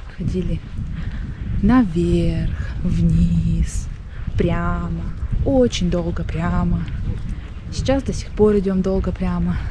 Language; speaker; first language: Russian; native; Russian